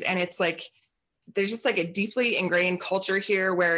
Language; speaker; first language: English; native; English